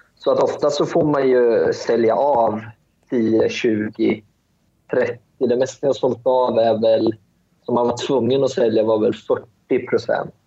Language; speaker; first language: Swedish; early bilingual, other home language; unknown